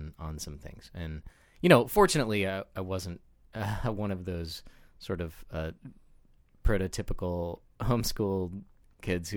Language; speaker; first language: English; native; English